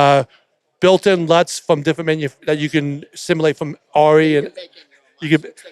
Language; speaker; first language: English; native; English